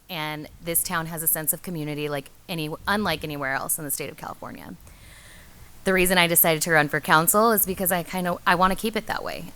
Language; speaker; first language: English; native; English